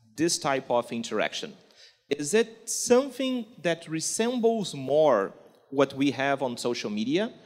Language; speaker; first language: English; non-native, fluent; Portuguese